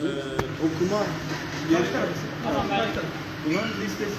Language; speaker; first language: Turkish; non-native, fluent; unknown